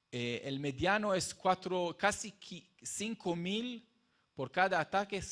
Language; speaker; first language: Spanish; non-native, fluent; Hebrew